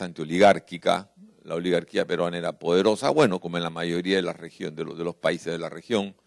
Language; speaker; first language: Spanish; native; Spanish